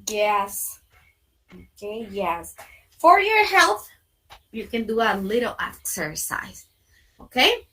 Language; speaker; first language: English; non-native, fluent; Spanish